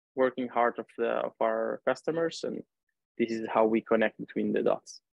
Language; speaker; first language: English; non-native, fluent; Hebrew